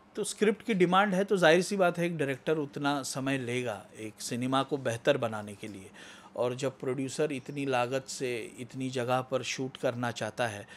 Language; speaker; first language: Hindi; non-native, local second language; Marathi